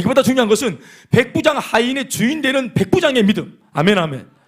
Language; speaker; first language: Korean; native; Korean